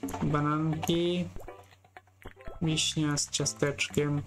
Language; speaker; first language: Polish; native; Polish